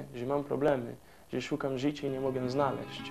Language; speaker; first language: Polish; non-native, fluent; Portuguese